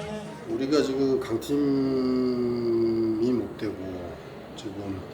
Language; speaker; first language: Korean; native; Korean